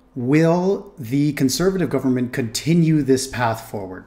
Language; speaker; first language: English; native; English